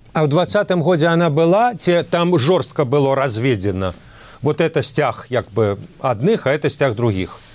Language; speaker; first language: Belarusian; non-native, local second language; Russian